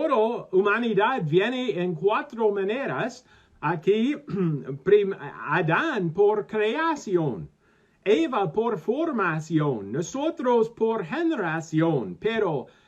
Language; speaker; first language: Spanish; non-native, learner; English